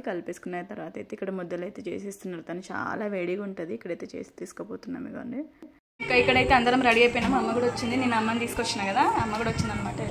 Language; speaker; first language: Telugu; non-native, local second language; Lambadi